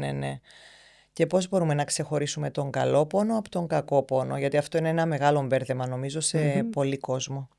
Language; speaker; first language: Greek; native; Greek